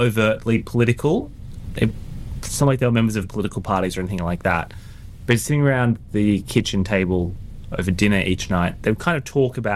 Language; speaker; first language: English; native; English